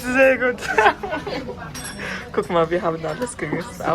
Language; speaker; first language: German; non-native, fluent; Mongolian